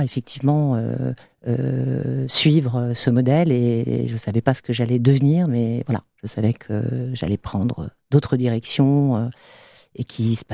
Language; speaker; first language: French; native; French